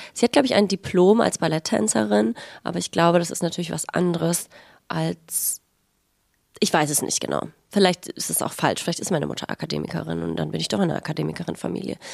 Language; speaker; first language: German; native; German